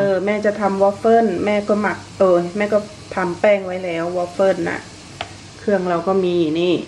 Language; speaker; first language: Thai; native; Thai